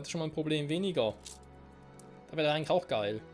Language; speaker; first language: German; native; German